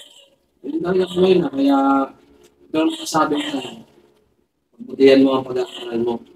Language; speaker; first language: Filipino; non-native, local second language; Hiligaynon